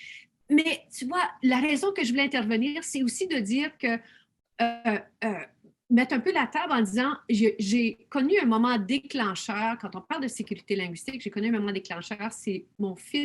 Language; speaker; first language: French; native; French